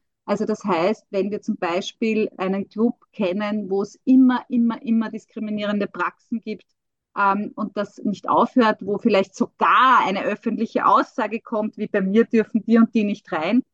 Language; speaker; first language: German; native; German